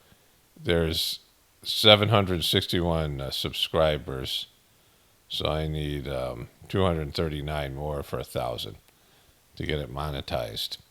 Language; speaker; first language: English; native; English